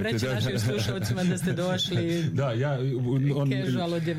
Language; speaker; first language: Croatian; native; Croatian